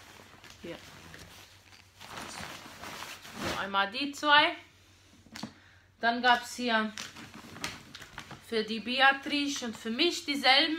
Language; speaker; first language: German; non-native, fluent; Portuguese